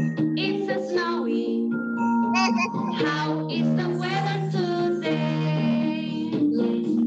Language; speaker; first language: English; non-native, learner; Spanish